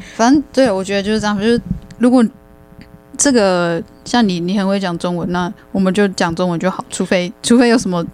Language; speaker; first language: Chinese; non-native, fluent; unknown